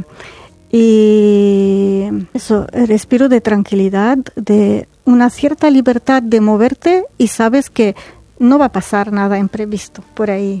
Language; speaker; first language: Spanish; non-native, fluent; Arabic